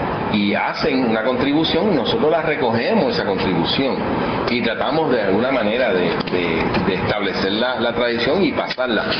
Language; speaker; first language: Spanish; native; Spanish